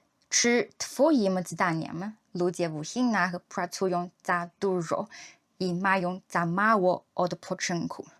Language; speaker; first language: Polish; non-native, learner; Chinese